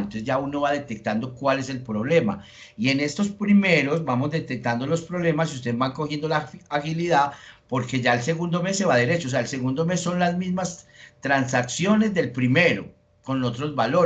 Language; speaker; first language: Spanish; native; Spanish